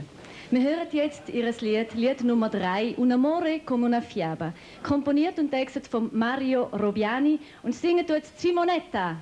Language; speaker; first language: German; native; German